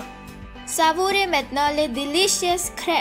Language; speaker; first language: French; non-native, learner; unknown